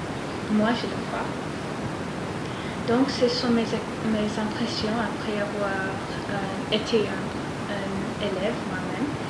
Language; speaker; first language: French; non-native, learner; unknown